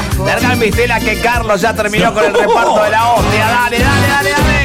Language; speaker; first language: Spanish; native; Spanish